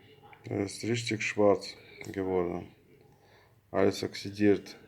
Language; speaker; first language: German; non-native, learner; Russian